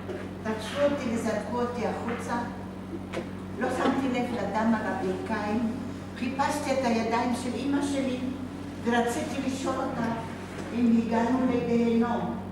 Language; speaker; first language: Hebrew; non-native, fluent; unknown